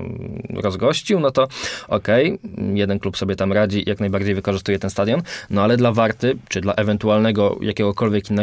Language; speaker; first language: Polish; native; Polish